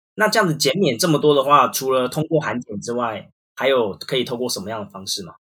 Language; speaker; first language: Chinese; native; Chinese